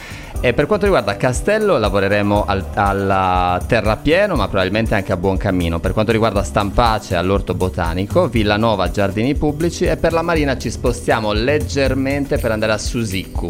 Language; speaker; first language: Italian; native; Italian